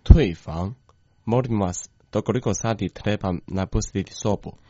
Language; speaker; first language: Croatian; non-native, fluent; Chinese